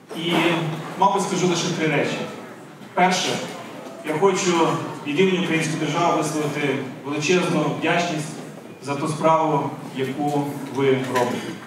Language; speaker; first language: Ukrainian; native; Ukrainian